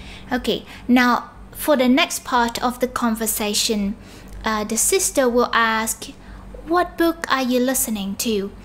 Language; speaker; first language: English; non-native, fluent; Vietnamese